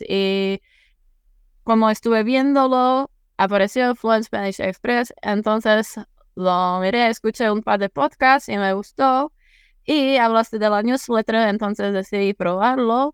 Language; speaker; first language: Spanish; non-native, fluent; Czech